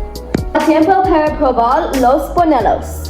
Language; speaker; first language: Spanish; non-native, learner; English